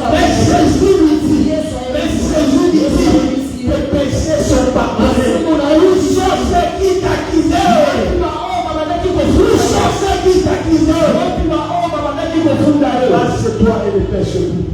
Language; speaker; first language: French; non-native, local second language; Lingala